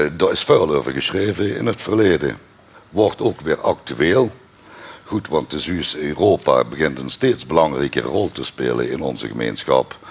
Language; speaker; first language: Dutch; native; Dutch